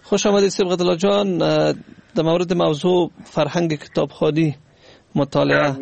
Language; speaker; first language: Persian; native; Persian